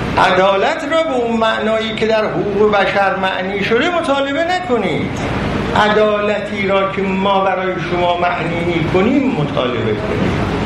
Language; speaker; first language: Persian; non-native, local second language; Azerbaijani